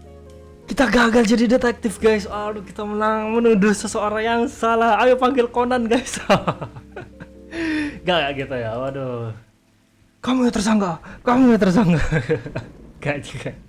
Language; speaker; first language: Indonesian; native; Indonesian